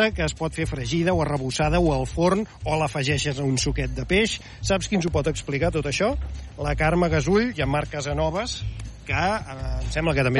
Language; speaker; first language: Catalan; native; Catalan